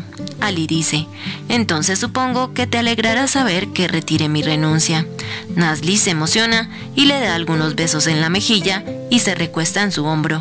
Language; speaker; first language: Spanish; native; Spanish